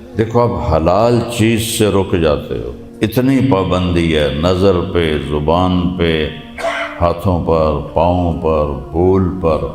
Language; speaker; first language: Urdu; non-native, local second language; Punjabi